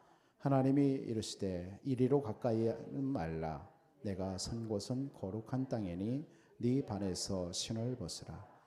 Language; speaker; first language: Korean; native; Korean